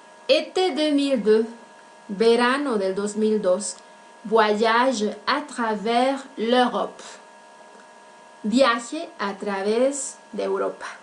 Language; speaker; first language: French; non-native, fluent; Spanish